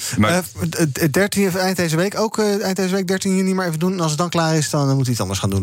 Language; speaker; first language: Dutch; native; Dutch